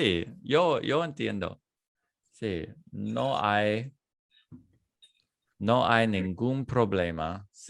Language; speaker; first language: Spanish; non-native, learner; English